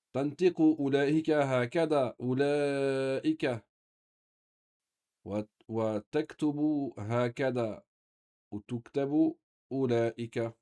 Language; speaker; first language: Arabic; non-native, fluent; French